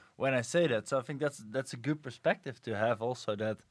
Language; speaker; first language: English; non-native, fluent; Dutch